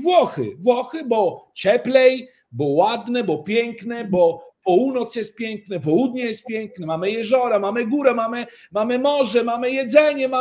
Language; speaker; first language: Polish; early bilingual, heritage; Italian